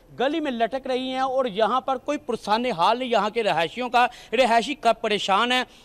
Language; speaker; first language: Urdu; non-native, local second language; Punjabi